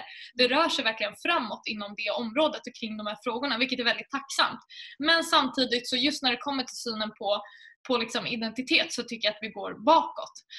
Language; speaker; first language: Swedish; native; Swedish